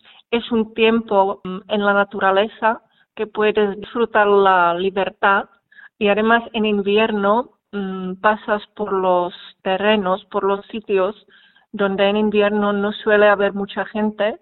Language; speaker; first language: Spanish; non-native, fluent; Czech